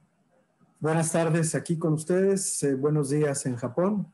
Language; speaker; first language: Spanish; native; Spanish